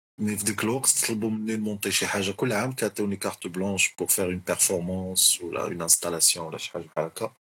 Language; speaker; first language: French; non-native, local second language; Arabic